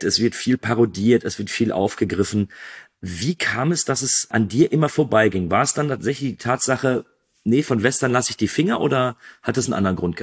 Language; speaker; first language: German; native; German